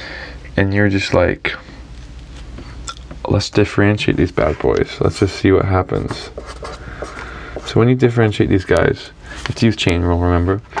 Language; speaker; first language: English; native; English